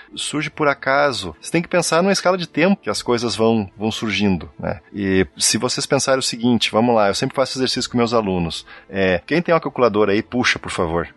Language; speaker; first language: Portuguese; native; Portuguese